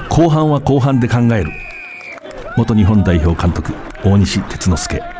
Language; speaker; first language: Japanese; native; Japanese